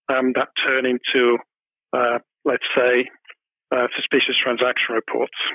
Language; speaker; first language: English; non-native, fluent; German